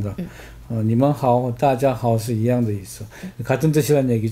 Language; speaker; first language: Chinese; non-native, fluent; Korean